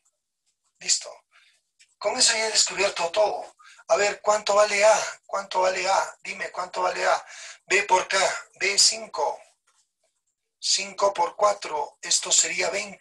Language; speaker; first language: Spanish; native; Spanish